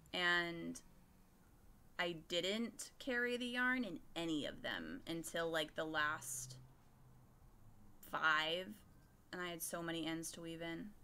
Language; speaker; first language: English; native; English